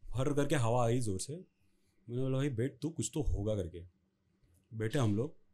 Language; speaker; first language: Hindi; non-native, local second language; Marathi